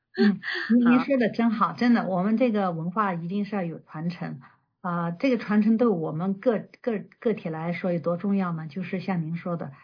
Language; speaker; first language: Chinese; native; Chinese